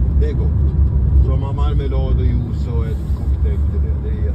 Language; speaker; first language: Swedish; non-native, learner; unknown